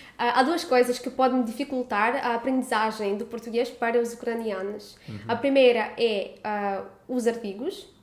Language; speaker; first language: Portuguese; non-native, fluent; Ukrainian